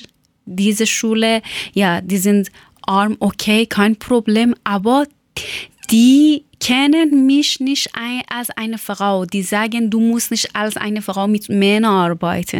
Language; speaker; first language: German; non-native, fluent; Persian